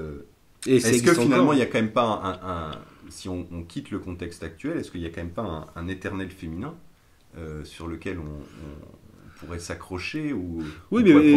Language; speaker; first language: French; native; French